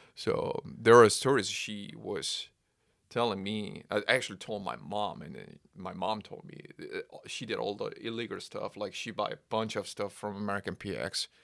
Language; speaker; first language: English; non-native, fluent; Korean